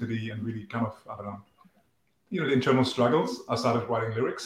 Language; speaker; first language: English; non-native, fluent; German